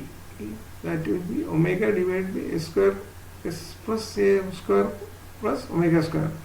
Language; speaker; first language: English; non-native, local second language; Malayalam